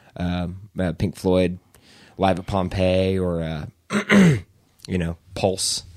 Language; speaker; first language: English; native; English